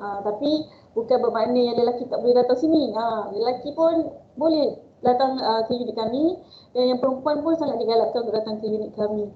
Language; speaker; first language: Malay; native; Malay